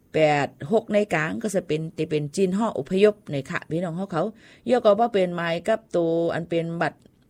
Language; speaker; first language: Thai; native; Thai